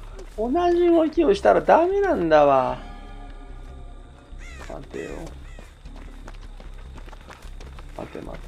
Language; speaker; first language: Japanese; native; Japanese